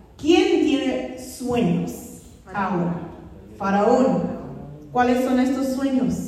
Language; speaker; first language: Spanish; non-native, fluent; English